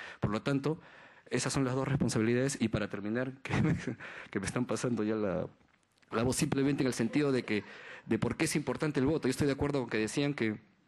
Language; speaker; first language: Spanish; native; Spanish